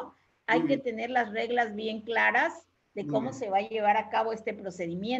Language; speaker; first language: Spanish; native; Spanish